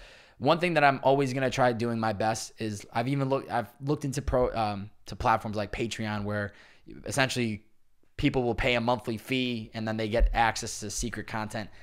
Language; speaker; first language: English; native; English